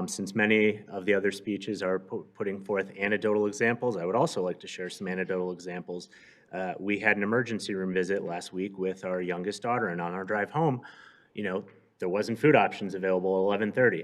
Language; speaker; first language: English; native; English